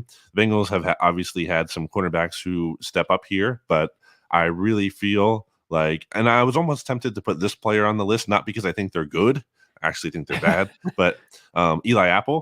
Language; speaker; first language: English; native; English